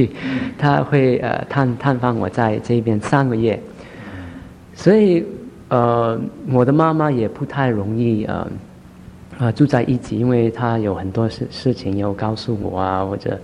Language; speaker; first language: Chinese; early bilingual, heritage; Chinese